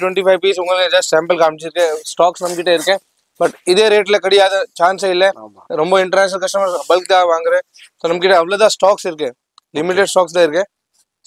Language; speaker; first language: Tamil; non-native, local second language; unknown